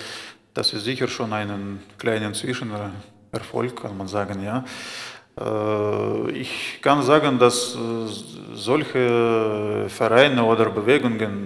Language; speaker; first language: German; non-native, fluent; Russian